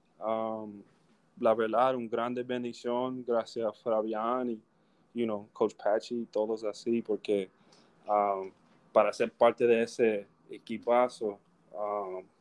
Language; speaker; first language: Spanish; early bilingual, heritage; English